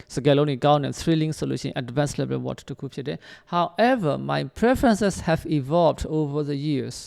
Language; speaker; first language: English; non-native, fluent; Burmese